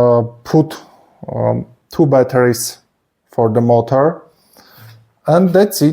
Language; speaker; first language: English; non-native, fluent; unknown